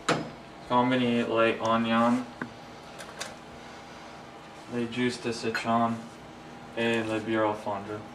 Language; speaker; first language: French; non-native, learner; English